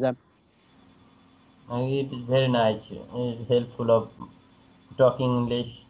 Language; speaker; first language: English; non-native, learner; Bangla